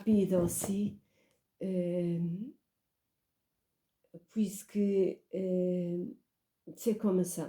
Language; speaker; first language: French; non-native, fluent; Portuguese